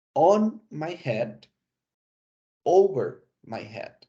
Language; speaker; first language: English; non-native, fluent; Spanish